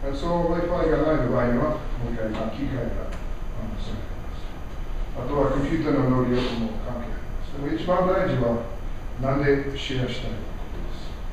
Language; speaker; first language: Japanese; non-native, learner; English